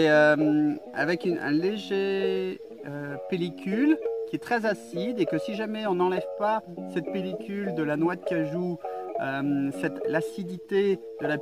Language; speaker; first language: French; native; French